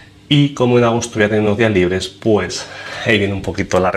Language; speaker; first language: Spanish; native; Spanish